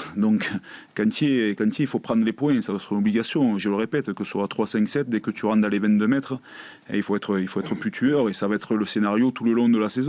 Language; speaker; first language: French; native; French